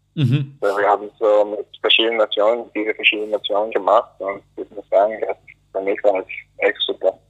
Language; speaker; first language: German; non-native, fluent; English